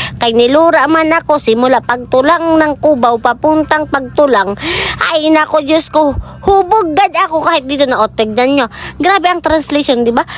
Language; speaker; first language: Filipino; non-native, local second language; Waray